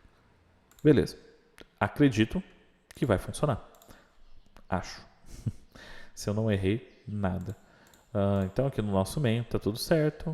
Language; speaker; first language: Portuguese; native; Portuguese